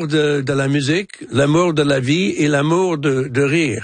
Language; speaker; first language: French; non-native, fluent; English